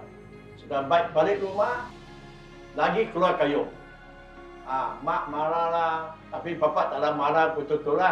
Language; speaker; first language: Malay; non-native, local second language; Chinese